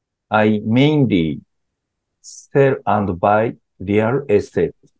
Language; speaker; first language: English; non-native, learner; Japanese